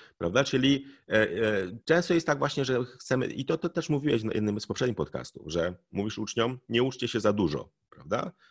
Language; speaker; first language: Polish; native; Polish